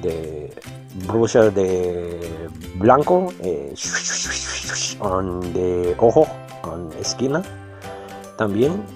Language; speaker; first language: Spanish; non-native, learner; English